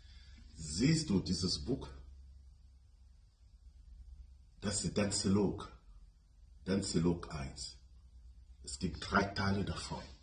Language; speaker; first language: German; non-native, fluent; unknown